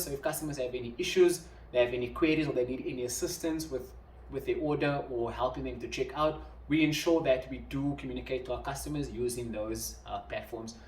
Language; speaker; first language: English; non-native, local second language; Afrikaans